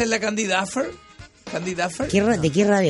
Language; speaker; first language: Spanish; native; Spanish